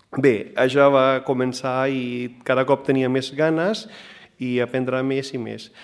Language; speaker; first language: Catalan; non-native, fluent; Punjabi